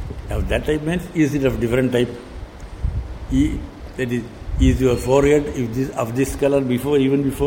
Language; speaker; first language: English; non-native, local second language; Tamil